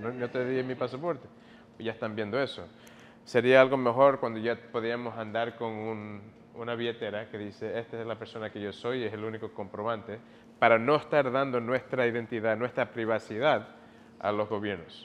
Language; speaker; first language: Spanish; early bilingual, heritage; Spanish